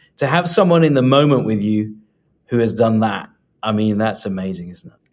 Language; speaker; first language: English; native; English